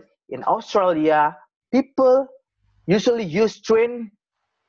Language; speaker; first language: English; non-native, learner; Indonesian